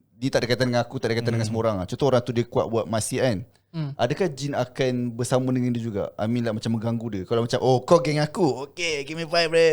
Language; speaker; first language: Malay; native; Malay